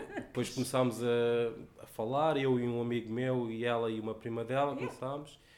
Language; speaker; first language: Portuguese; native; Portuguese